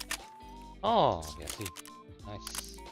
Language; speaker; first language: Japanese; non-native, learner; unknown